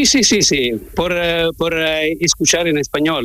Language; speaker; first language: Spanish; non-native, learner; Italian